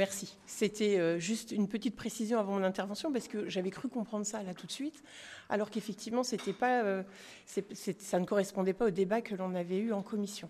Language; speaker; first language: French; native; French